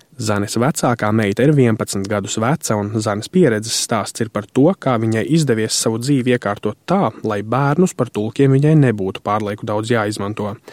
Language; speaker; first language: Latvian; native; Latvian